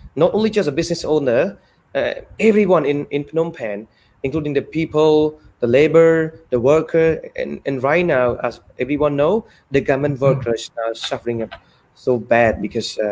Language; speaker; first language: English; non-native, fluent; Khmer